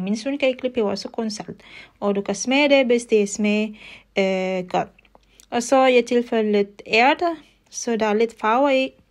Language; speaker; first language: Danish; non-native, fluent; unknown